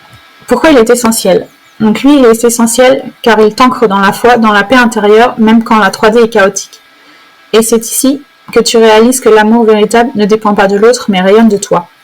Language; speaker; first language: French; native; French